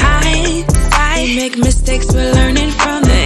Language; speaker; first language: English; native; English